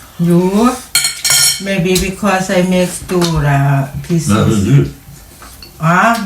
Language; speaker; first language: English; non-native, learner; Thai